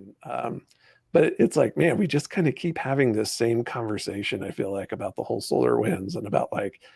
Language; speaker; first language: English; native; English